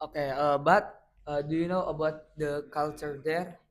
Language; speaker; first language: English; non-native, learner; Indonesian